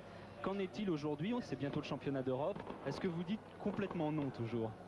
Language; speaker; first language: French; native; French